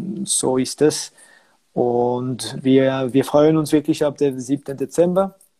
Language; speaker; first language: German; non-native, local second language; French